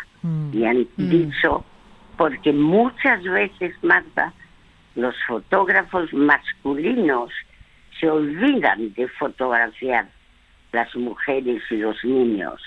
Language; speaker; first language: Spanish; early bilingual, other home language; French